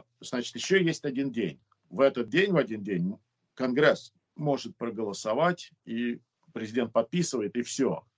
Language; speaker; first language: Russian; native; Russian